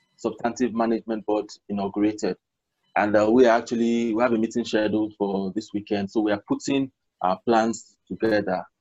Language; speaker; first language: English; non-native, local second language; Yoruba